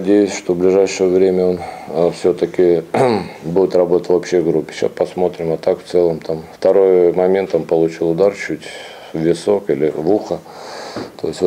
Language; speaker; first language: Russian; native; Russian